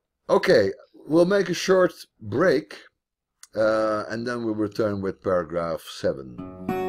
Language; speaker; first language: English; non-native, fluent; Dutch